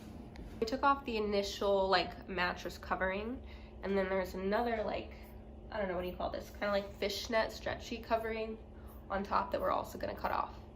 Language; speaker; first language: English; native; English